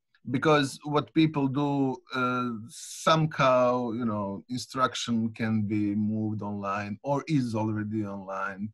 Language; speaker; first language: English; non-native, fluent; Croatian